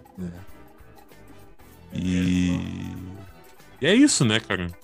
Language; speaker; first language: Portuguese; native; Portuguese